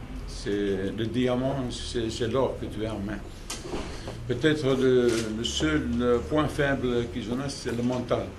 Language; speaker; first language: French; non-native, local second language; Dutch